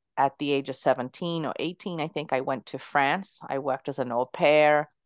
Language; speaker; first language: English; early bilingual, other home language; Spanish